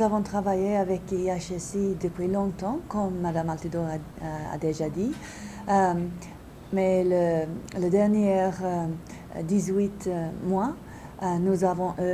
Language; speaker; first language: French; non-native, fluent; English